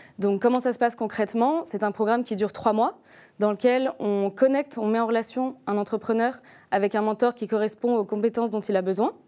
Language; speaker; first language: French; native; French